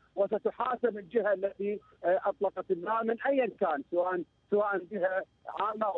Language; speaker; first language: Arabic; native; Arabic